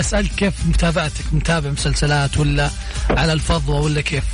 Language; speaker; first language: Arabic; native; Arabic